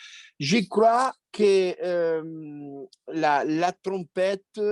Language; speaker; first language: French; non-native, fluent; Italian